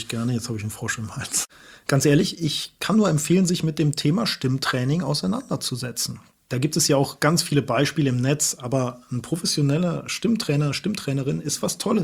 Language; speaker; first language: German; native; German